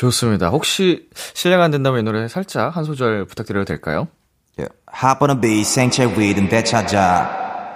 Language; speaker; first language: Korean; native; Korean